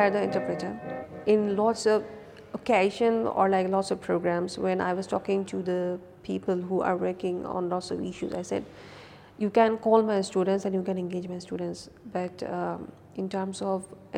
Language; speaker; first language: English; non-native, local second language; Bangla